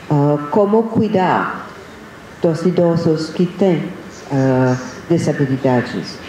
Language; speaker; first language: Portuguese; non-native, fluent; English